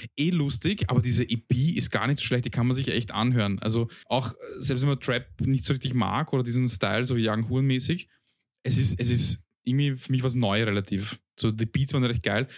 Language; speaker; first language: German; early bilingual, other home language; Bosnian